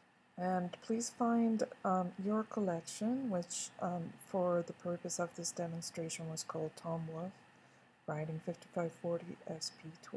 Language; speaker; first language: English; native; English